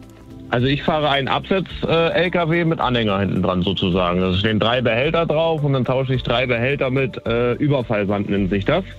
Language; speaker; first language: German; native; German